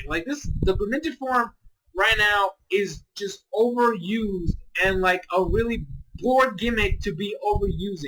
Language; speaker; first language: English; native; English